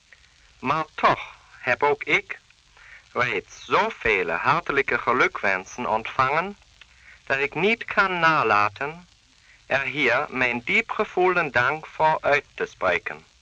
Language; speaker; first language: Dutch; non-native, fluent; German